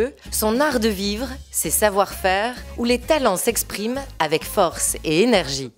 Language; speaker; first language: French; native; French